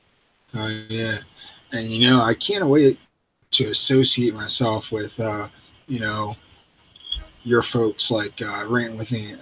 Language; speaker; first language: English; native; English